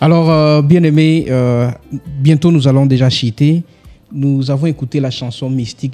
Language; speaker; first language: French; non-native, local second language; Lingala